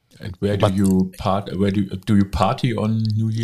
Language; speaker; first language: English; non-native, fluent; German